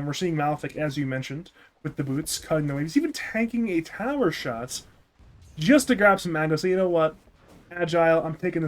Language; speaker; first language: English; native; English